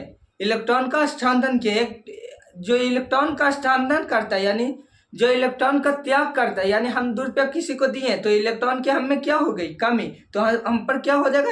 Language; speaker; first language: Hindi; native; Hindi